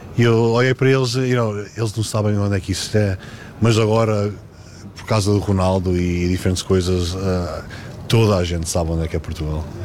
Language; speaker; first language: Portuguese; early bilingual, heritage; Portuguese